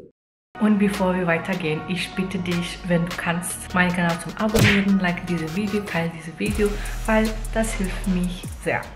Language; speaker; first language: German; non-native, fluent; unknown